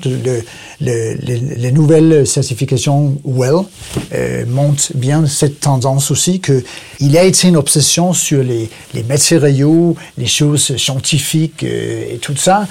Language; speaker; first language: French; non-native, learner; Danish